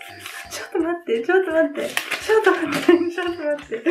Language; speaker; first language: Japanese; non-native, learner; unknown